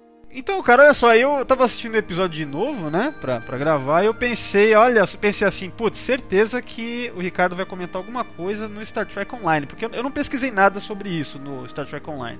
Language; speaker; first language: Portuguese; native; Portuguese